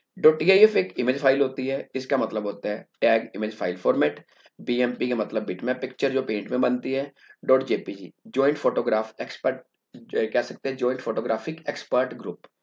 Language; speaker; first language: Hindi; non-native, local second language; Punjabi